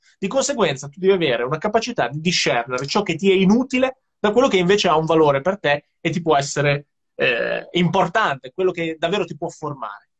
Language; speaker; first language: Italian; native; Italian